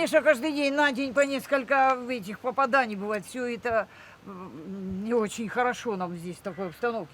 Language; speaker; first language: Russian; native; Russian